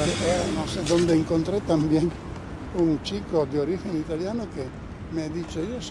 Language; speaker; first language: Spanish; non-native, fluent; Italian